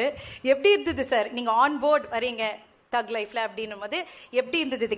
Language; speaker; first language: Tamil; native; Tamil